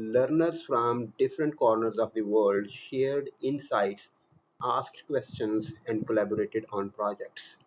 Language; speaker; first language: English; non-native, local second language; Urdu